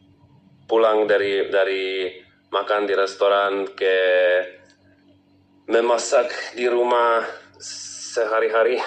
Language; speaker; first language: Indonesian; non-native, learner; Czech